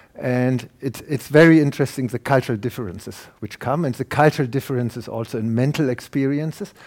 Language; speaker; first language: English; non-native, fluent; German